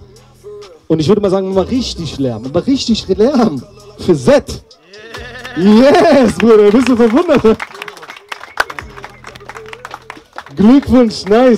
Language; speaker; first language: German; native; German